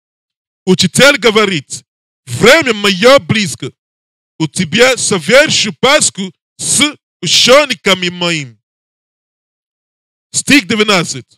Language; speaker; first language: Russian; non-native, learner; English